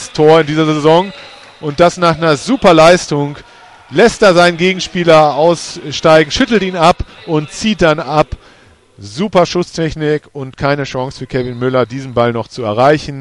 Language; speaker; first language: German; native; German